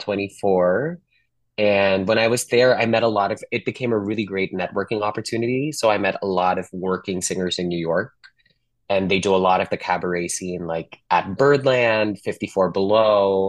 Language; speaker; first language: English; non-native, local second language; Filipino